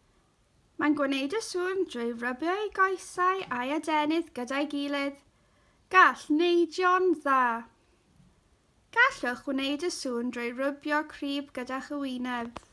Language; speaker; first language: Welsh; non-native, local second language; English